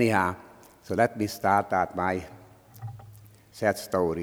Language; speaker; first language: English; non-native, fluent; Slovak